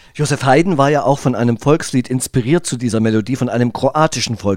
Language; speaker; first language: German; native; German